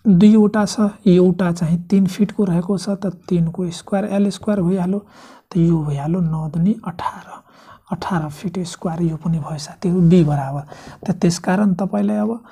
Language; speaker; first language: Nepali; non-native, local second language; Maithili